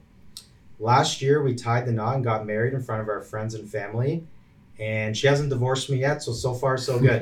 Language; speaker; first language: English; native; English